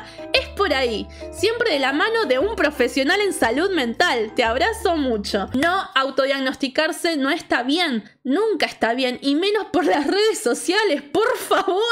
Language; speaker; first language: Spanish; native; Spanish